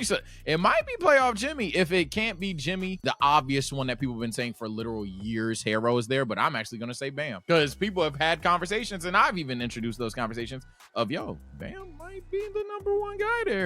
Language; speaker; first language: English; native; English